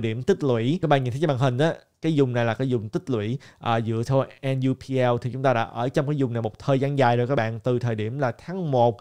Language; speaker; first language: Vietnamese; native; Vietnamese